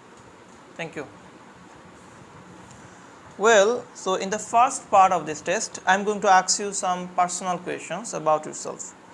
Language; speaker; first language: English; non-native, fluent; Bangla